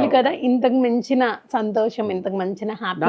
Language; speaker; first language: Telugu; native; Telugu